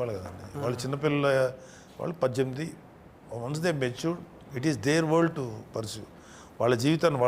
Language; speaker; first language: Telugu; native; Telugu